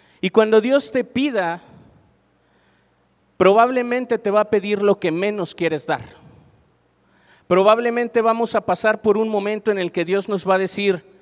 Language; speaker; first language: Spanish; native; Spanish